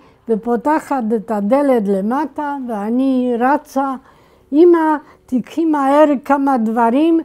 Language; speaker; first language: Hebrew; non-native, fluent; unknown